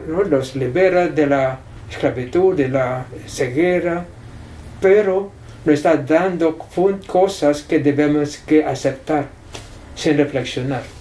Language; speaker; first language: Spanish; non-native, fluent; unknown